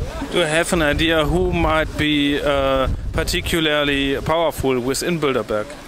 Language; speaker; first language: English; non-native, fluent; German